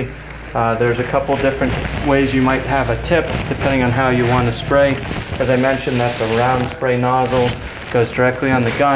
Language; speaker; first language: English; native; English